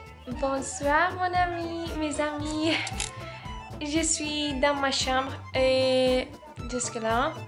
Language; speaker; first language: French; non-native, learner; Spanish